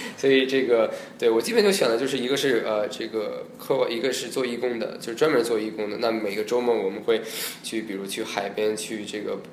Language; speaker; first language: Chinese; early bilingual, heritage; Chinese